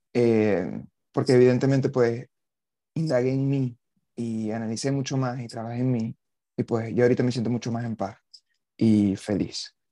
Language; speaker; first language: Spanish; native; Spanish